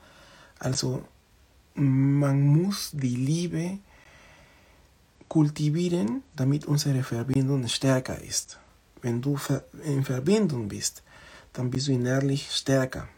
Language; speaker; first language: German; non-native, fluent; Spanish